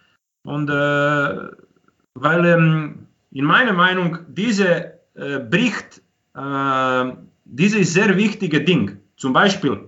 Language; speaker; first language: German; non-native, fluent; Croatian